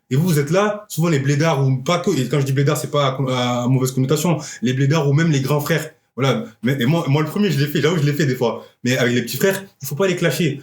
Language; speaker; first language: French; early bilingual, other home language; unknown